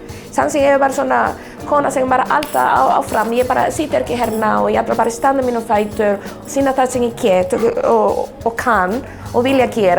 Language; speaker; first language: Icelandic; non-native, fluent; Spanish